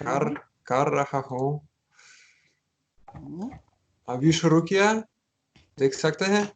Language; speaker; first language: Hindi; non-native, learner; Russian